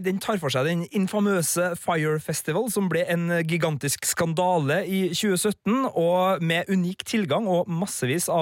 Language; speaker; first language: Norwegian; native; Norwegian